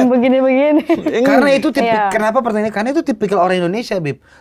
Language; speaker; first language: Indonesian; native; Indonesian